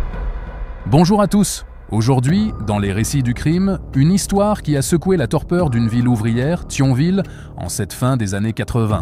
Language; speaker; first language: French; native; French